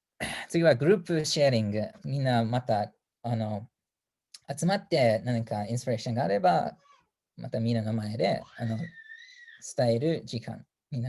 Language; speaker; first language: Japanese; non-native, fluent; English